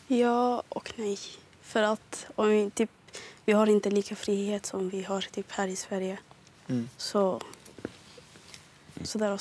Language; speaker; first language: Swedish; early bilingual, other home language; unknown